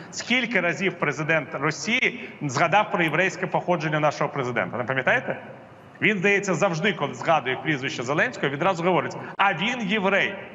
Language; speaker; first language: Ukrainian; non-native, local second language; Russian